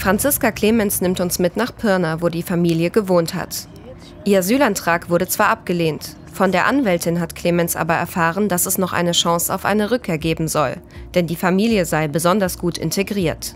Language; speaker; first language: German; native; German